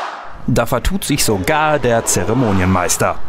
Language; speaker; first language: German; native; German